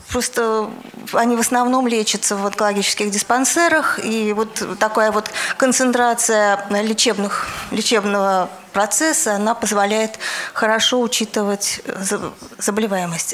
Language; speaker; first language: Russian; native; Russian